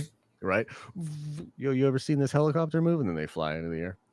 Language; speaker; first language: English; native; English